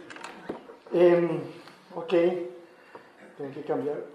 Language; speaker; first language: German; non-native, learner; Spanish